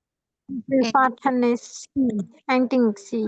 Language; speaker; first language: English; non-native, learner; Burmese